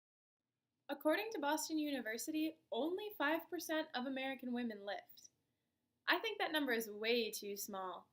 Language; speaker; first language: English; native; English